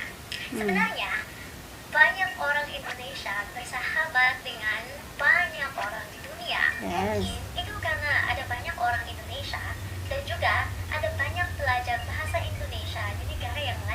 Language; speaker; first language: Indonesian; non-native, fluent; Filipino